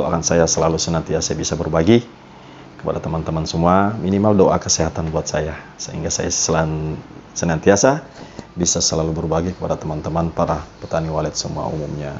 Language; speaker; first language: Indonesian; native; Indonesian